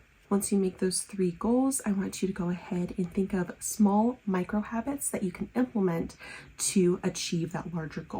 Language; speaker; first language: English; native; English